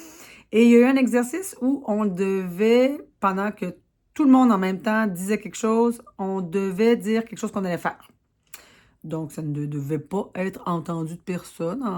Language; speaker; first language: French; native; French